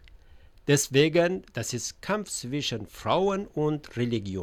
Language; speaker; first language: German; non-native, learner; Persian